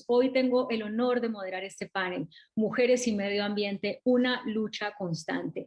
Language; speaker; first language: Spanish; native; Spanish